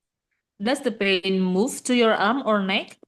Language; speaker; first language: English; non-native, learner; Indonesian